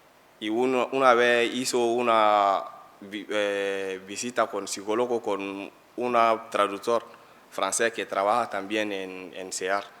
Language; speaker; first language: Spanish; non-native, learner; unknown